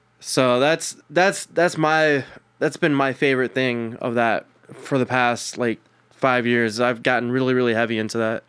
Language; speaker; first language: English; early bilingual, other home language; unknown